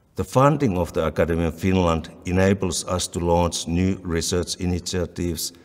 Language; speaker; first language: English; non-native, fluent; Finnish